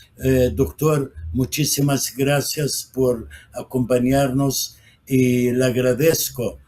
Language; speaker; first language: Spanish; non-native, fluent; Arabic